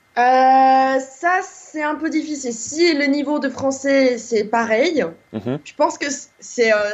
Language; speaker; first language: French; non-native, fluent; Korean